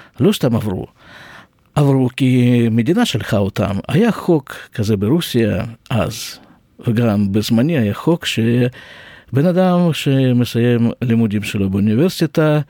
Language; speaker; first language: Hebrew; non-native, fluent; Russian